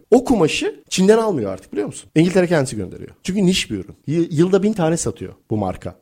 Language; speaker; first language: Turkish; native; Turkish